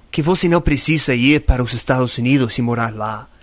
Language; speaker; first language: Portuguese; non-native, fluent; English